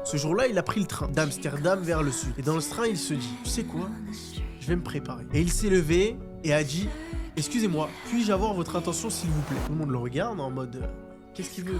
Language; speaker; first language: French; native; French